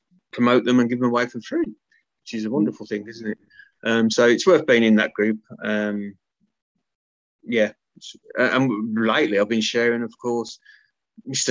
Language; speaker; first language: English; native; English